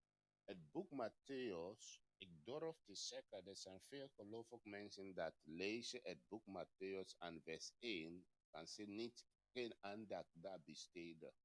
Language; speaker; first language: Dutch; non-native, fluent; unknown